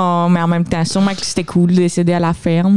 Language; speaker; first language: French; native; French